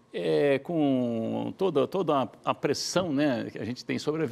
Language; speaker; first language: Portuguese; native; Portuguese